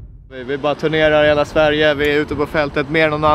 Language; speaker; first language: Swedish; native; Swedish